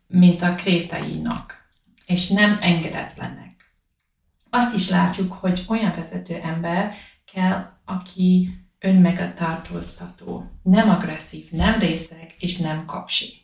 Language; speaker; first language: Hungarian; non-native, learner; English